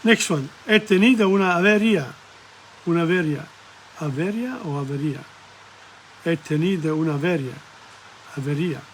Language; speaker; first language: Spanish; non-native, learner; English